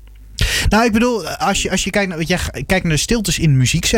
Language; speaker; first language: Dutch; native; Dutch